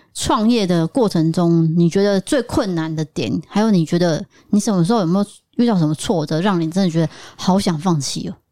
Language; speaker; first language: Chinese; native; Chinese